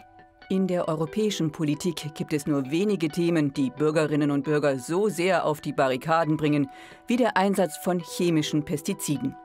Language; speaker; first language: German; native; German